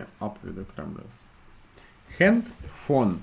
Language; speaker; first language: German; non-native, fluent; Ukrainian